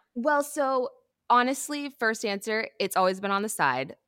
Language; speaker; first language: English; native; English